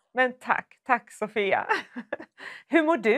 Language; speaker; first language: Swedish; native; Swedish